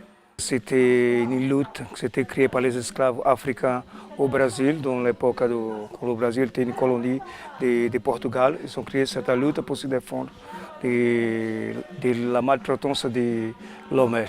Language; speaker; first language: French; non-native, fluent; Portuguese